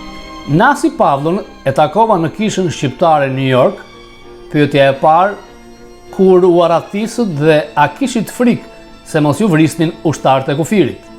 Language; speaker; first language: Albanian; native; Albanian